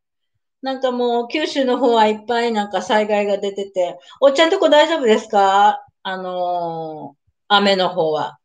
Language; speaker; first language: Japanese; native; Japanese